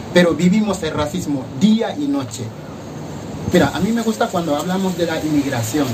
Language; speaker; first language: Spanish; non-native, fluent; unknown